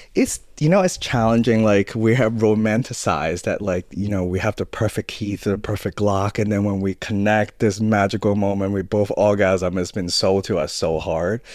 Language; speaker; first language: English; early bilingual, other home language; Cantonese